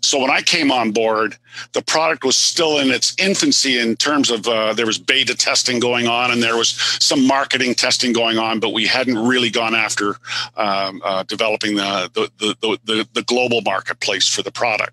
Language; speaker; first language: English; native; English